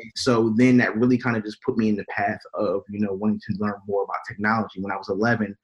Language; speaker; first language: English; native; English